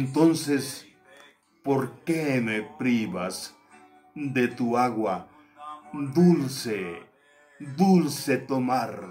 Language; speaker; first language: Spanish; native; Spanish